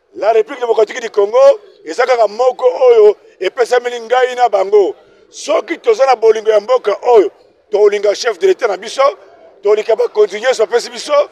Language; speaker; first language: Lingala; non-native, local second language; Kongo